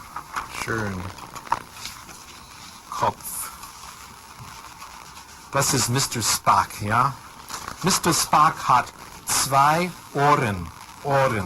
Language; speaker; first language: German; non-native, fluent; English